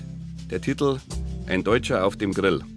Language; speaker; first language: German; native; German